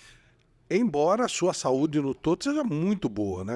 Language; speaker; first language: Portuguese; native; Portuguese